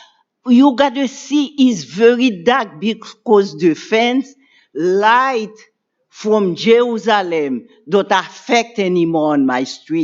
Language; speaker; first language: English; non-native, learner; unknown